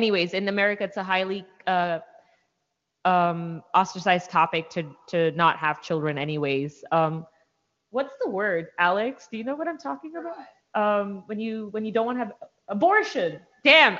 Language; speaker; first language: English; non-native, local second language; Hindi